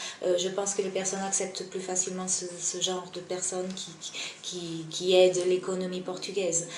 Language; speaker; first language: French; non-native, fluent; Portuguese